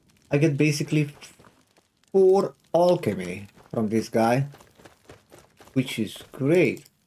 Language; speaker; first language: English; non-native, fluent; Romanian